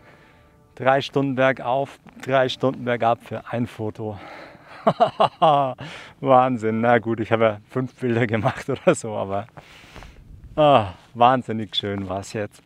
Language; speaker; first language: German; native; German